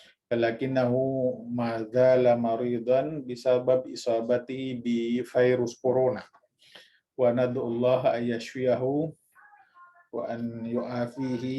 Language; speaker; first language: Arabic; non-native, fluent; Indonesian